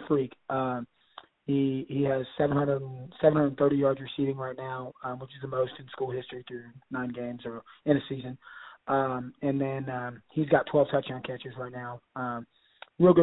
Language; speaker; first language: English; native; English